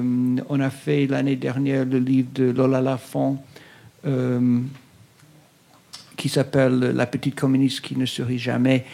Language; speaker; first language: French; non-native, fluent; English